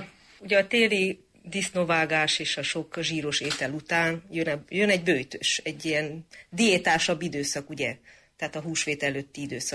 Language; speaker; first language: Hungarian; native; Hungarian